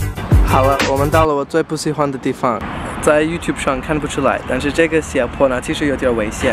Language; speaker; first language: Chinese; non-native, fluent; Hindi